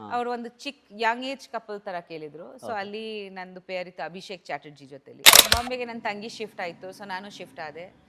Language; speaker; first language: Kannada; non-native, fluent; Bangla